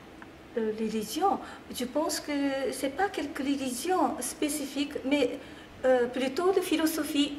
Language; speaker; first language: French; non-native, fluent; Japanese